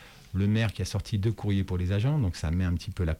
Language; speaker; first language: French; native; French